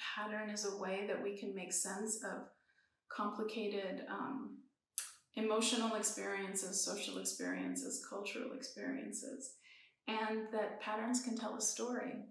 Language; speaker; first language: English; early bilingual, other home language; Persian